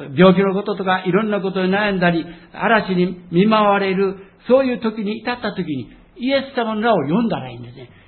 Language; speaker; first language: Japanese; native; Japanese